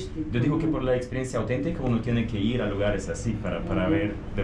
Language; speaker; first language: Spanish; non-native, fluent; Russian